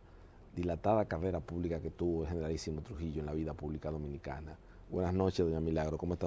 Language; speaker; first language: Spanish; native; Spanish